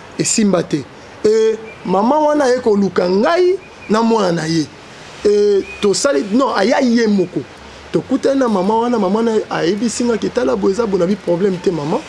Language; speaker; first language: Lingala; native; Lingala